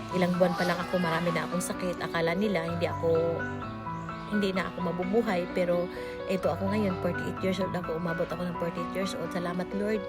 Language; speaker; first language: Filipino; non-native, local second language; Cebuano